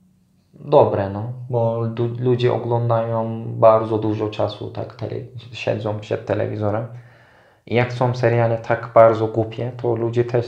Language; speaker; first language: Polish; non-native, fluent; Turkish